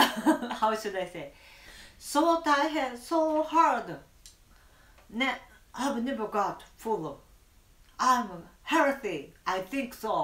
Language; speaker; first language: English; non-native, learner; Japanese